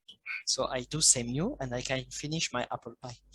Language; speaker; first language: English; non-native, learner; French